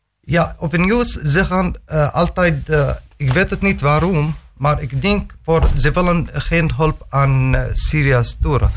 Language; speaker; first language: Dutch; non-native, learner; Arabic